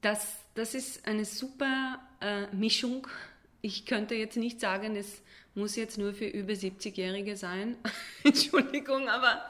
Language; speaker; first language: German; non-native, fluent; Hebrew